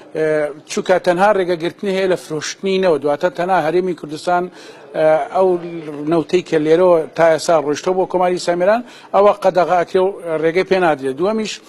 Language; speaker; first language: Central Kurdish; native; Central Kurdish